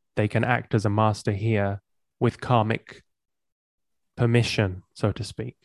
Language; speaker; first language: English; native; English